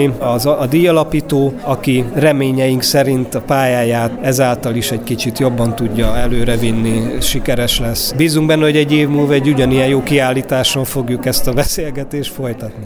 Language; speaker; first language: Hungarian; native; Hungarian